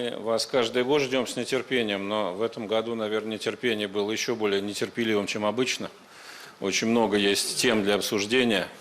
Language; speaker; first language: Russian; native; Russian